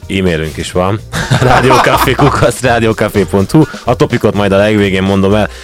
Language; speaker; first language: Hungarian; early bilingual, other home language; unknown